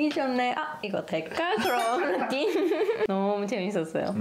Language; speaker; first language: Korean; non-native, learner; Japanese